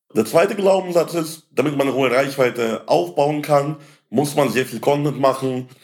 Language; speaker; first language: German; native; German